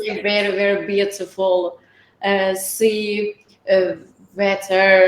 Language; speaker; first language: English; non-native, learner; Turkish